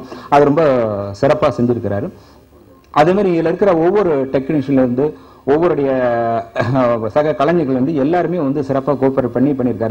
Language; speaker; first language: Tamil; native; Tamil